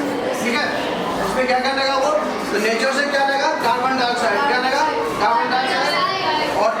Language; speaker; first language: Hindi; native; Hindi